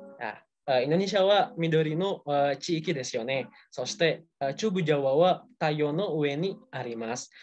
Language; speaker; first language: Japanese; non-native, learner; Indonesian